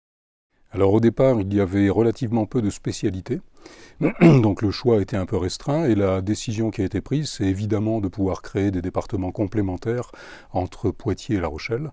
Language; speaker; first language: French; native; French